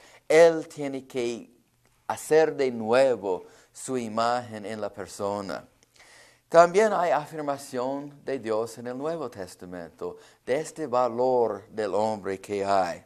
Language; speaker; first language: Spanish; non-native, fluent; English